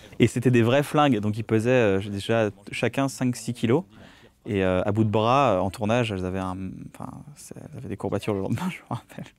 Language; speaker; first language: French; native; French